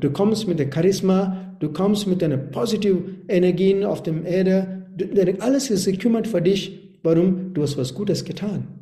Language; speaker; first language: German; non-native, learner; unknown